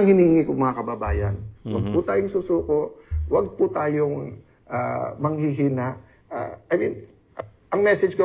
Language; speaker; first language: Filipino; native; Filipino